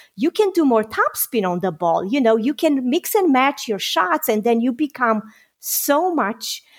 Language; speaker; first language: English; non-native, fluent; Romanian